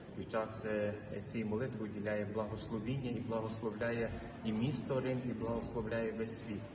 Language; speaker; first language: Ukrainian; native; Ukrainian